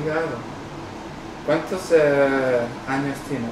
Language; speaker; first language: Portuguese; non-native, learner; Spanish